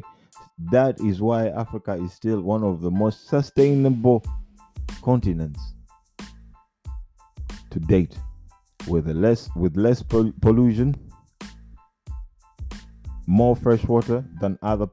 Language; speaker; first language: English; non-native, local second language; Ganda